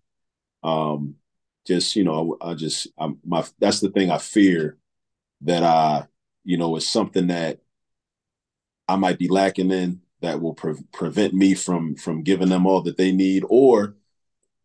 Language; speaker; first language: English; native; English